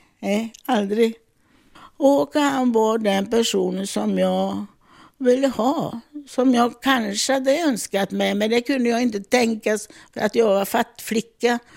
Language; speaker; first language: Swedish; non-native, fluent; Italian